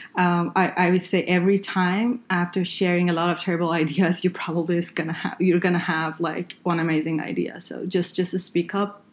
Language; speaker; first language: English; non-native, fluent; Persian